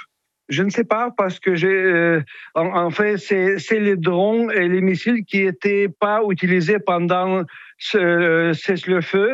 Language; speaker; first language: French; non-native, fluent; Russian